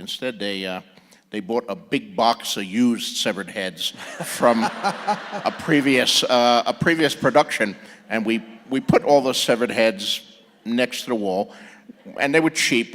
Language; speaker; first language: English; native; English